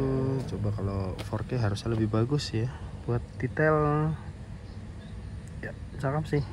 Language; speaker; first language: Indonesian; native; Indonesian